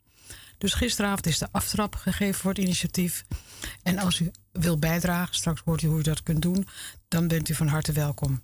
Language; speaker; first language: Dutch; native; Dutch